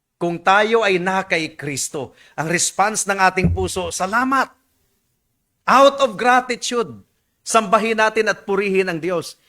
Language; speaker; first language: Filipino; non-native, local second language; Cebuano